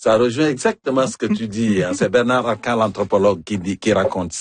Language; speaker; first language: French; native; French